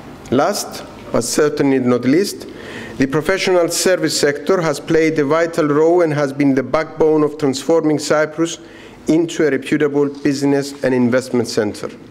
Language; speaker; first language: English; non-native, fluent; Greek